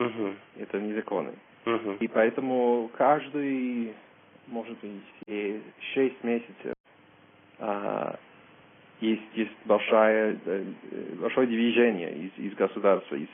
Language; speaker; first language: Russian; non-native, learner; English